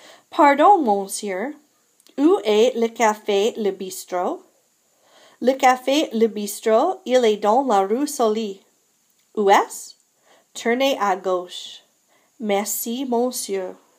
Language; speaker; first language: French; non-native, fluent; English